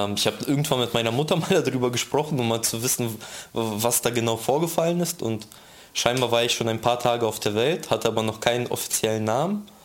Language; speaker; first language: German; early bilingual, other home language; Russian